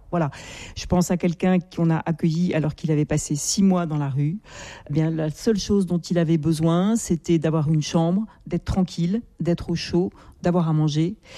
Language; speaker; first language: French; native; French